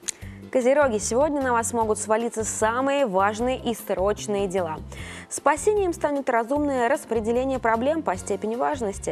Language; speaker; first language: Russian; native; Russian